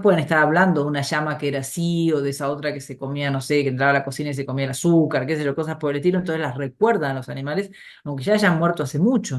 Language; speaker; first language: Spanish; native; Spanish